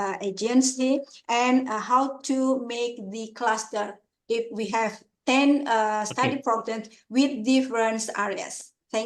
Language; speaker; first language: English; non-native, fluent; Indonesian